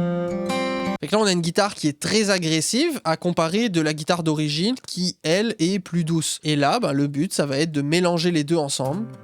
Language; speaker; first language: French; native; French